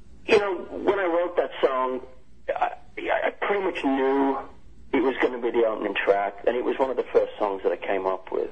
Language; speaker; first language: English; native; English